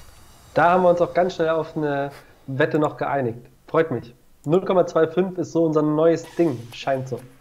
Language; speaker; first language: German; native; German